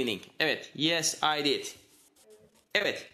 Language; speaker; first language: English; non-native, fluent; Turkish